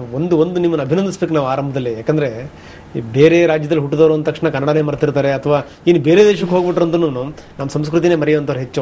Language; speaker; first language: Kannada; native; Kannada